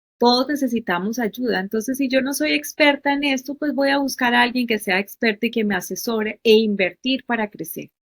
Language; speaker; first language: Spanish; native; Spanish